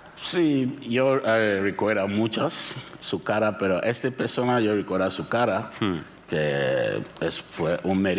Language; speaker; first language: Spanish; non-native, learner; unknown